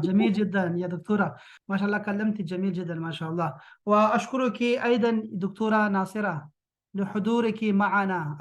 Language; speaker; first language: Arabic; non-native, fluent; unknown